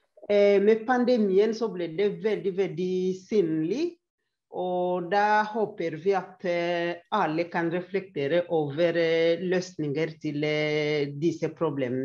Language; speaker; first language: Swedish; non-native, fluent; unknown